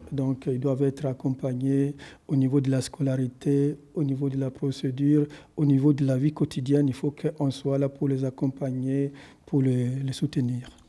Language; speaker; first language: French; native; French